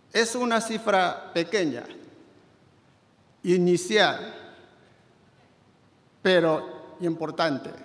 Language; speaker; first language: Spanish; non-native, fluent; Chinese